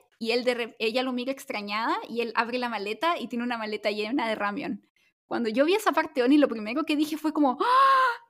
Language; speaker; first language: Spanish; native; Spanish